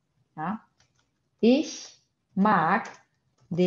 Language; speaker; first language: German; non-native, fluent; Portuguese